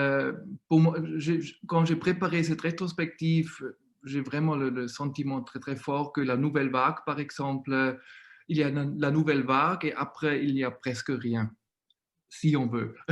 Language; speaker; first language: French; non-native, fluent; German